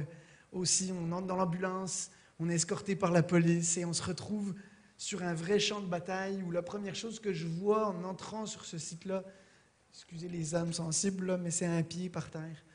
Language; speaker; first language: French; native; French